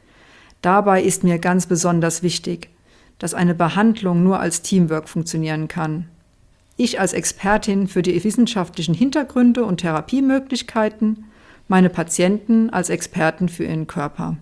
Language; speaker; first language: German; native; German